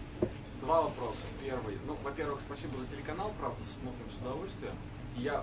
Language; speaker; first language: Russian; native; Russian